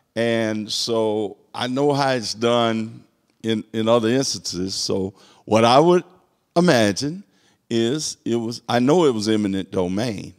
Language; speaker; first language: English; native; English